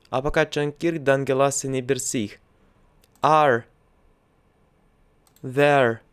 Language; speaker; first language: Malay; non-native, learner; Russian